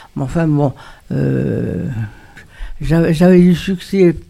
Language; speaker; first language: French; native; French